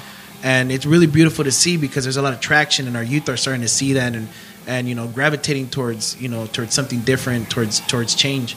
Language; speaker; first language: English; native; English